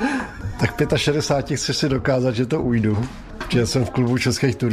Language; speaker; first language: Czech; native; Czech